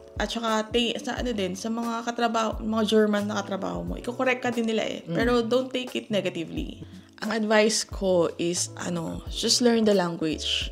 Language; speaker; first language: Filipino; native; Filipino